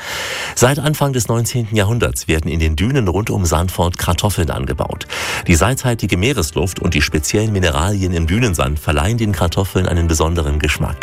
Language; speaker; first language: German; native; German